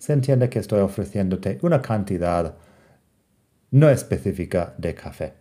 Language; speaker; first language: Spanish; non-native, fluent; English